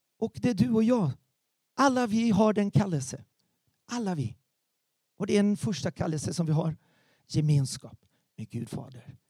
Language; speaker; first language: Swedish; non-native, fluent; Portuguese